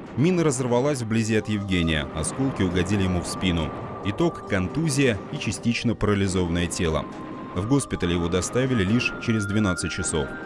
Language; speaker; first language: Russian; native; Russian